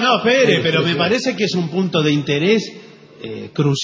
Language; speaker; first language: Spanish; native; Spanish